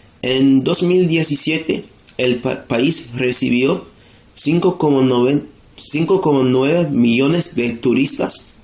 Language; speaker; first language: Spanish; non-native, fluent; English